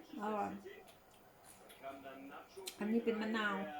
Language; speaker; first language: German; non-native, learner; Thai